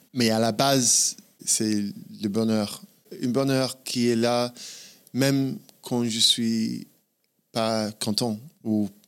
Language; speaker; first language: French; non-native, fluent; English